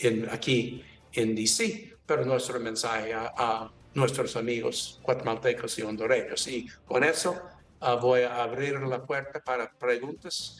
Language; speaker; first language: Spanish; non-native, learner; English